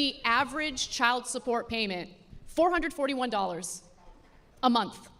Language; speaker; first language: English; native; English